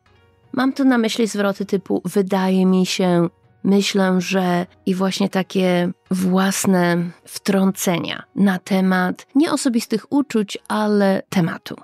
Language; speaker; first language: Polish; native; Polish